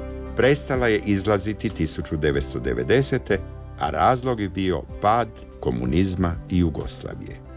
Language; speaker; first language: Croatian; native; Croatian